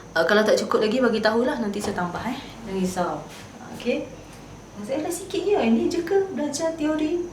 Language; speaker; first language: Malay; native; Malay